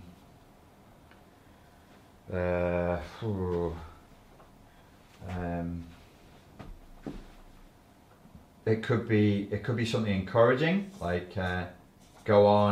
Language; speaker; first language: English; native; English